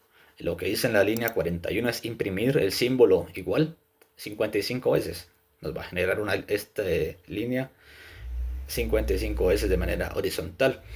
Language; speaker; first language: Spanish; native; Spanish